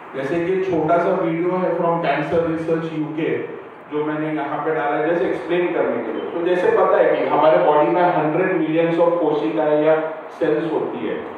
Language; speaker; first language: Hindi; non-native, local second language; Marathi